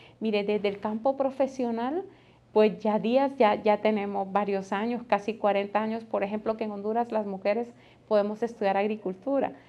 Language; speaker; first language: Spanish; native; Spanish